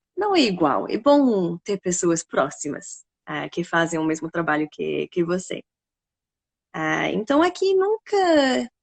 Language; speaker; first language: Portuguese; non-native, fluent; English